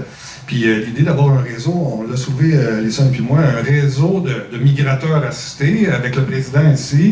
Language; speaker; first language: French; native; French